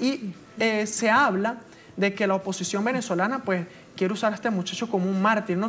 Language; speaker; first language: Spanish; native; Spanish